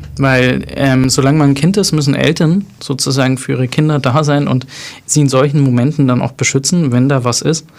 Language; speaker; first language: German; native; German